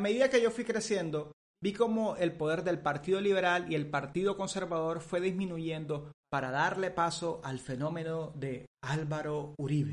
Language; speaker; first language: Spanish; native; Spanish